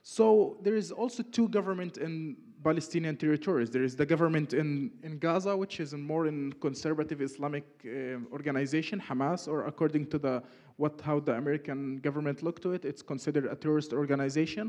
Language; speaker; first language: English; non-native, fluent; Arabic